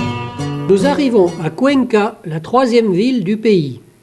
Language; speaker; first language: French; native; French